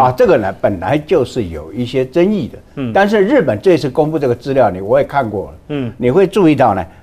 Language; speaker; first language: Chinese; native; Chinese